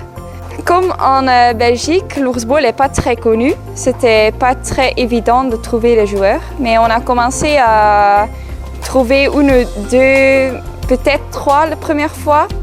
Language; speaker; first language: French; non-native, local second language; Dutch